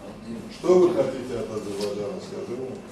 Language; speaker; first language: Russian; non-native, fluent; Azerbaijani